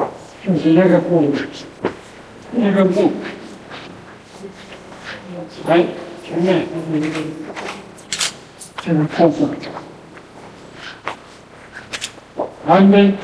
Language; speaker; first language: Chinese; non-native, local second language; Min Nan Chinese